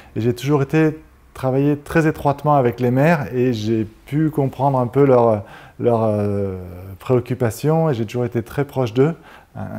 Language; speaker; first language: French; native; French